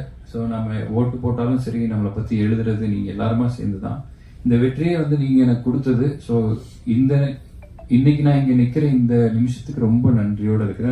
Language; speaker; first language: Tamil; native; Tamil